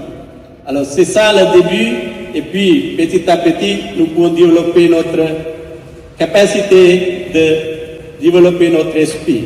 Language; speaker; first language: French; non-native, fluent; Sinhala